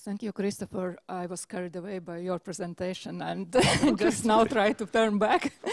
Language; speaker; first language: English; non-native, fluent; Latvian